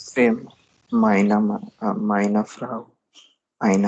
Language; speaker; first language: German; non-native, learner; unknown